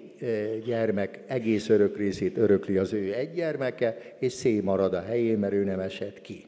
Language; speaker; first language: Hungarian; native; Hungarian